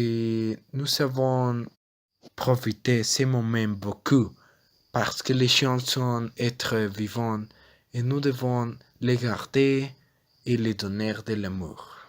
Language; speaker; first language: French; non-native, learner; Spanish